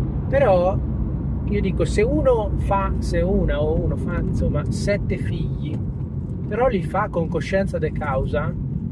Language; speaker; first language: Italian; native; Italian